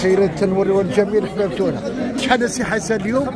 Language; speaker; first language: Arabic; native; Arabic